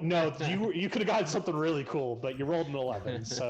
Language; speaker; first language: English; native; English